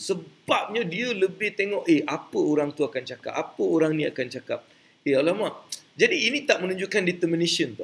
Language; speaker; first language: Malay; native; Malay